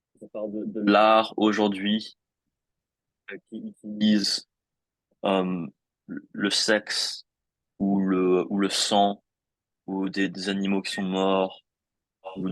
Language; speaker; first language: French; non-native, fluent; English